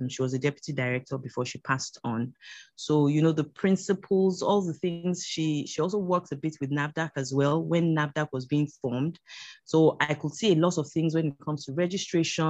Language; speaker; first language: English; non-native, local second language; Yoruba